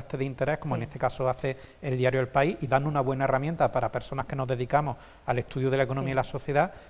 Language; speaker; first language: Spanish; native; Spanish